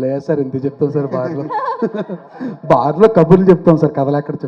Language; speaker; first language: Telugu; native; Telugu